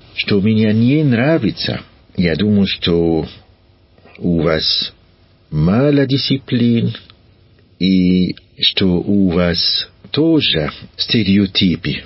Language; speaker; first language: Russian; non-native, learner; French